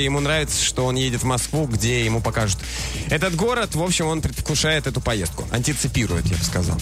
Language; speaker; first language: Russian; native; Russian